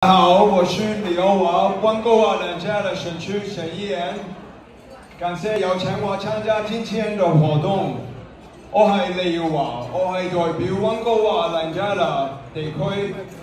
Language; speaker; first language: Chinese; early bilingual, heritage; Chinese